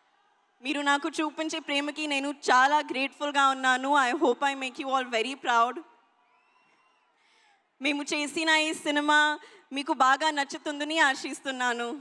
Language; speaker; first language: Telugu; non-native, learner; Hindi